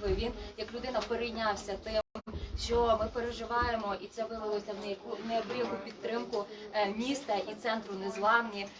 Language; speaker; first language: Ukrainian; native; Ukrainian